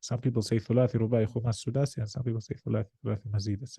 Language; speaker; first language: Arabic; non-native, fluent; English